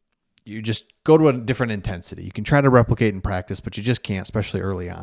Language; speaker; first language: English; native; English